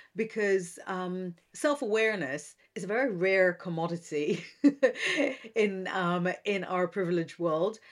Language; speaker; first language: English; non-native, fluent; Hebrew